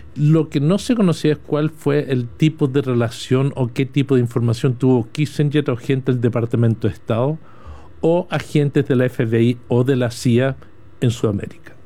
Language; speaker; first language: Spanish; early bilingual, heritage; Spanish